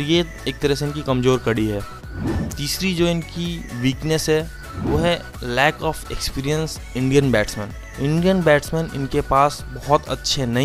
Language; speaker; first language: Hindi; native; Hindi